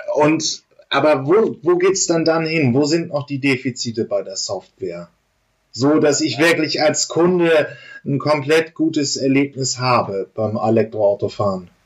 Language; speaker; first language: German; native; German